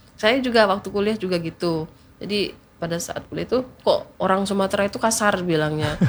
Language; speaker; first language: Indonesian; native; Indonesian